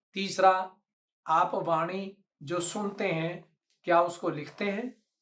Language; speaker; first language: Hindi; native; Hindi